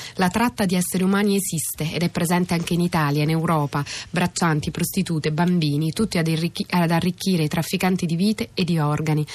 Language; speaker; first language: Italian; native; Italian